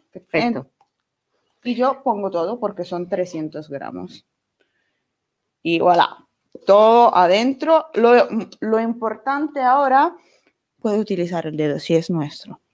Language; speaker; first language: Spanish; non-native, learner; Italian